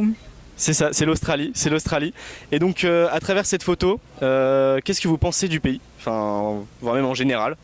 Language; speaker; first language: French; native; French